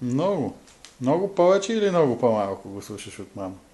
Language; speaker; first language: Bulgarian; native; Bulgarian